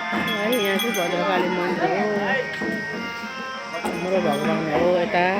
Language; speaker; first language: Nepali; native; Nepali